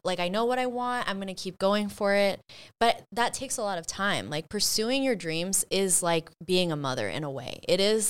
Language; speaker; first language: English; early bilingual, other home language; Spanish